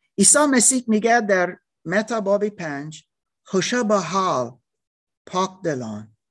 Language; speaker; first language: Persian; non-native, learner; English